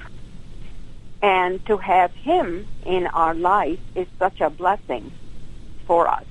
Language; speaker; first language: English; non-native, local second language; Hindi